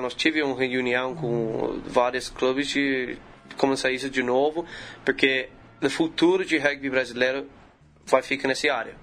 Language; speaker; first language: Portuguese; non-native, learner; English